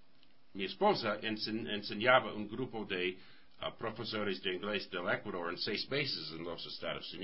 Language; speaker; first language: Spanish; non-native, learner; English